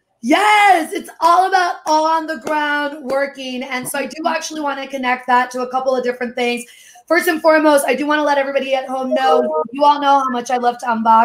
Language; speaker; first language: English; early bilingual, other home language; Spanish